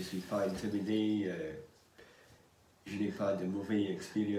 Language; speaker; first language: French; non-native, learner; English